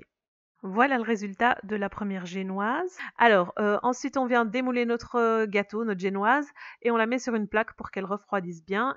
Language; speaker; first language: French; native; French